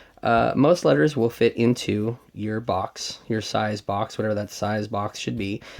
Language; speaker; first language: English; native; English